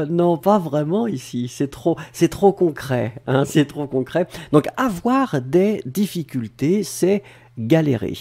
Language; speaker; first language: French; native; French